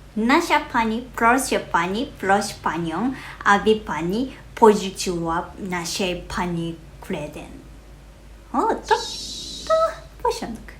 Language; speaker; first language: Polish; non-native, learner; Japanese